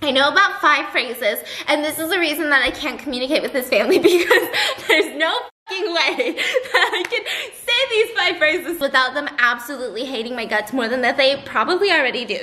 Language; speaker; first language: English; native; English